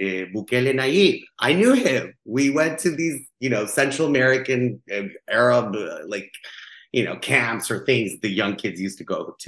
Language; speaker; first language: English; non-native, fluent; Spanish